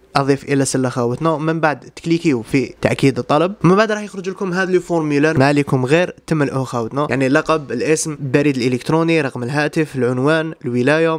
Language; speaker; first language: Arabic; native; Arabic